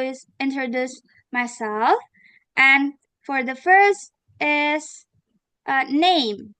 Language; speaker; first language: English; non-native, learner; Indonesian